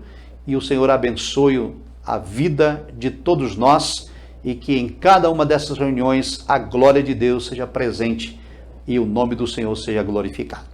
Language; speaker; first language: Portuguese; native; Portuguese